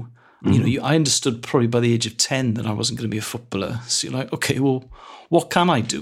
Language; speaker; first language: English; non-native, local second language; Welsh